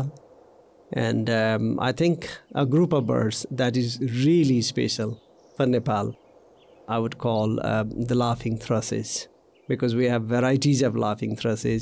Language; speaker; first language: English; non-native, local second language; Nepali